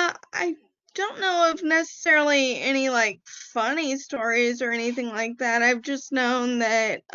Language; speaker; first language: English; native; English